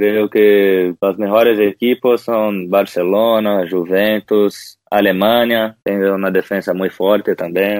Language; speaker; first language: Spanish; non-native, learner; Portuguese